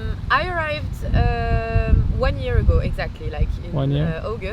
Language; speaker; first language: English; non-native, fluent; French